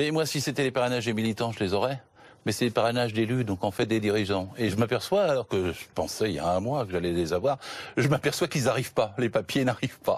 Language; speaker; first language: French; native; French